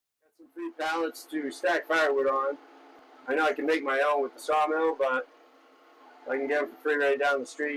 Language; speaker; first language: English; native; English